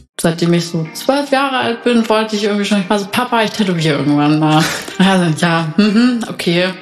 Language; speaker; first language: German; native; German